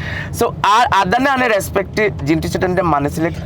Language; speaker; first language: Malayalam; non-native, local second language; Assamese